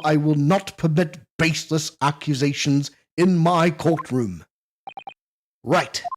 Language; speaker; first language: English; native; English